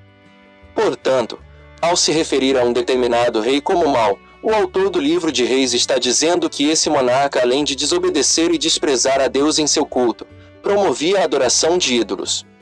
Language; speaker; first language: Portuguese; native; Portuguese